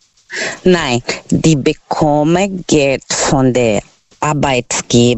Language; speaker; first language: German; non-native, learner; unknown